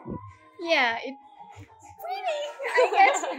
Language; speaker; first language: English; non-native, learner; Thai